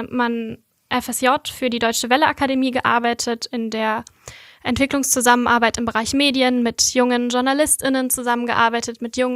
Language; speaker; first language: German; native; German